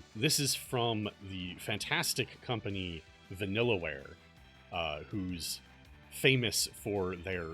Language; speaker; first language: English; native; English